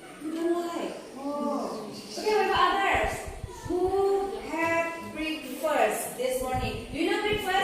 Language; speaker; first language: English; non-native, learner; Indonesian